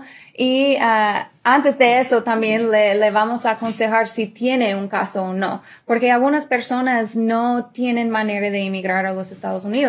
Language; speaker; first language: Spanish; early bilingual, other home language; English